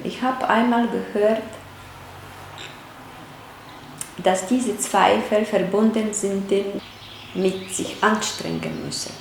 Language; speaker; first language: German; non-native, fluent; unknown